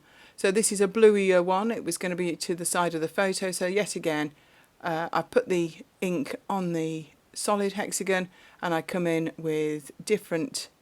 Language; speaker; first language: English; native; English